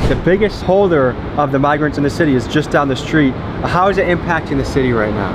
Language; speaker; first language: English; native; English